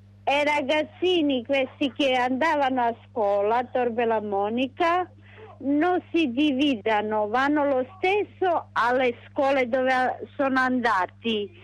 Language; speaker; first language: Italian; non-native, local second language; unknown